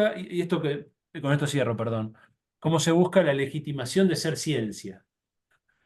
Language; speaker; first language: Spanish; native; Spanish